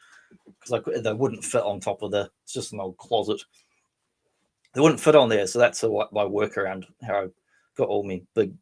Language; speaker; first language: English; native; English